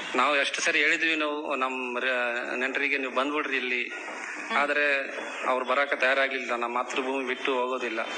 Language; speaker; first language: Kannada; non-native, local second language; Bangla